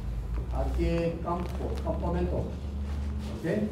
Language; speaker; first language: Spanish; non-native, learner; Korean